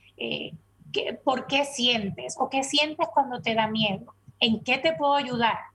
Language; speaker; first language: Spanish; native; Spanish